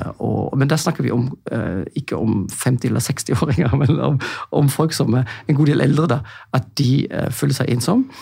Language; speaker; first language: Norwegian; non-native, fluent; German